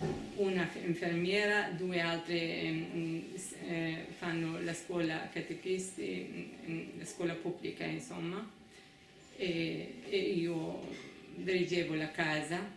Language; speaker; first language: Italian; non-native, fluent; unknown